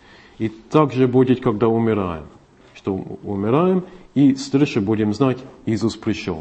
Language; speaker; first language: Russian; non-native, fluent; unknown